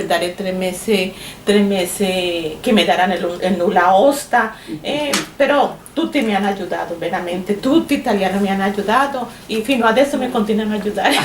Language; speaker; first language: Italian; non-native, learner; Spanish